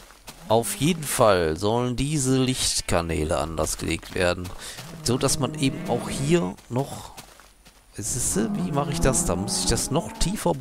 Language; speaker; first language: German; native; German